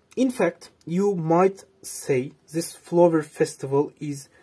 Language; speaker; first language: English; non-native, fluent; Azerbaijani